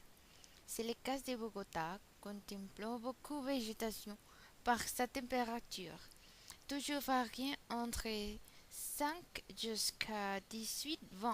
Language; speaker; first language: French; non-native, learner; Spanish